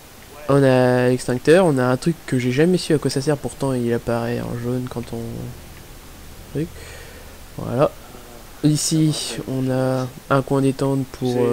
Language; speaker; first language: French; native; French